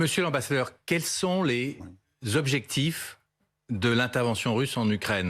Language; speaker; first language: French; native; French